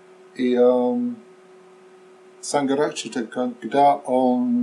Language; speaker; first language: Russian; non-native, fluent; English